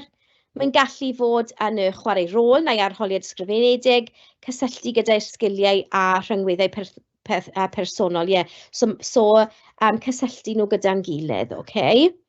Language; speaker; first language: Welsh; non-native, local second language; English